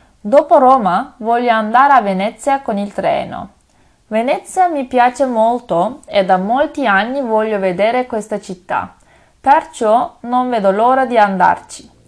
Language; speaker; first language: Italian; non-native, learner; Turkish